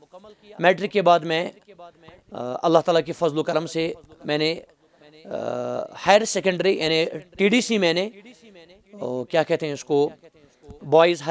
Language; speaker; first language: Hindi; non-native, local second language; Kashmiri